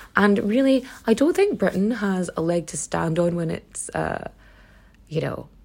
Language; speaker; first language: English; native; English